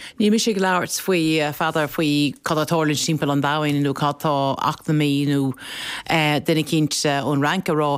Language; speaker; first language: Irish; non-native, local second language; English